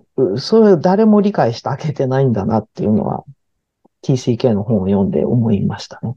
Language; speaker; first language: Japanese; early bilingual, heritage; Japanese